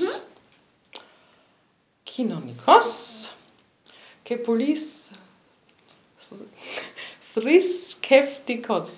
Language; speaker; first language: Greek; non-native, learner; German